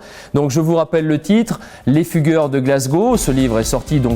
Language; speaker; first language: French; native; French